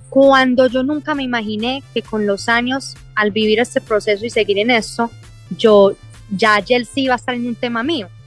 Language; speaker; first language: Spanish; early bilingual, heritage; English